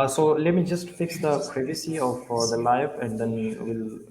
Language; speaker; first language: English; non-native, local second language; Pashto